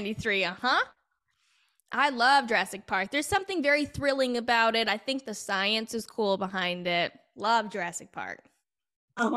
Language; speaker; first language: English; native; English